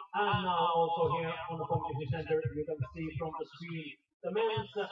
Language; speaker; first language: English; non-native, fluent; Finnish